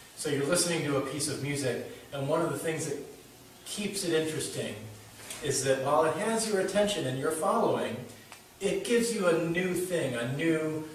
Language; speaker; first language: English; native; English